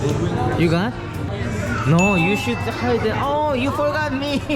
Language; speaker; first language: English; non-native, learner; Korean